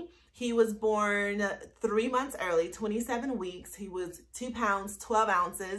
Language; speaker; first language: English; native; English